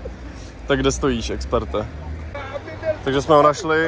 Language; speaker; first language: Czech; native; Czech